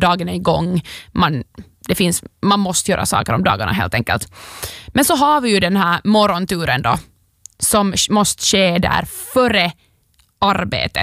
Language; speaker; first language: Swedish; native; Swedish